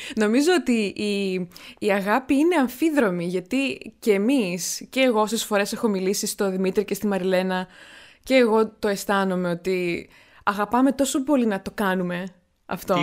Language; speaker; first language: Greek; native; Greek